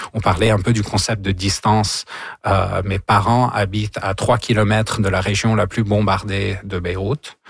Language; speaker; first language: French; non-native, local second language; Arabic